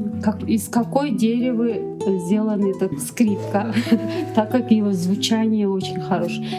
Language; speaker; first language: Russian; non-native, local second language; Kyrgyz